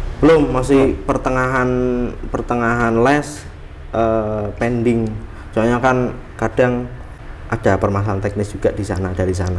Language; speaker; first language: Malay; non-native, local second language; Javanese